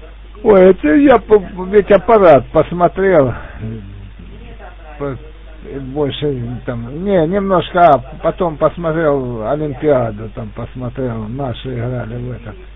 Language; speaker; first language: Russian; native; Russian